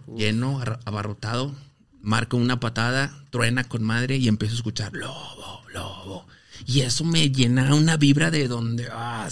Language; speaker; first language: Spanish; native; Spanish